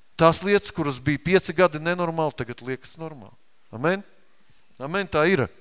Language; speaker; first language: Latvian; non-native, local second language; Russian